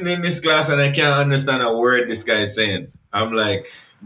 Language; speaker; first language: English; non-native, local second language; Jamaican Creole English